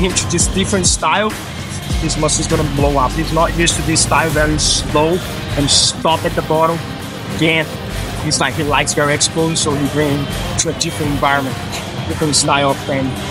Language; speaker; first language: English; non-native, fluent; Portuguese